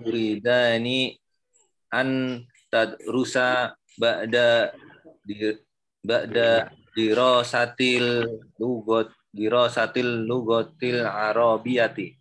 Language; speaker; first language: Arabic; non-native, learner; Indonesian